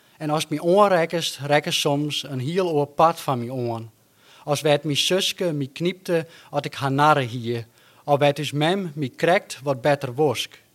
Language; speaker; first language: Dutch; non-native, local second language; Western Frisian